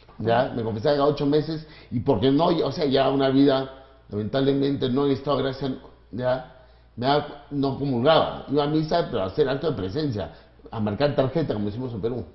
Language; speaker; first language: Spanish; native; Spanish